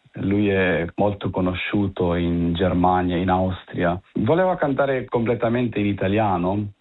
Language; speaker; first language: Italian; early bilingual, heritage; Italian